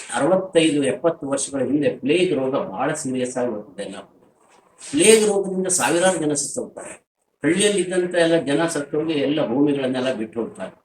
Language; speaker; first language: Kannada; early bilingual, other home language; Marathi